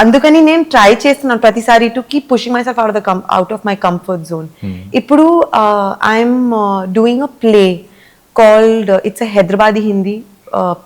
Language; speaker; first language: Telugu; early bilingual, heritage; Telugu